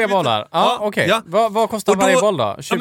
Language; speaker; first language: Swedish; native; Swedish